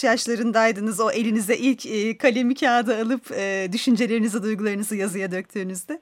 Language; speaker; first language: Turkish; native; Turkish